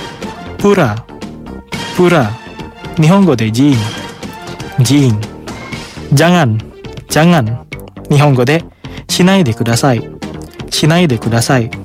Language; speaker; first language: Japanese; non-native, fluent; Indonesian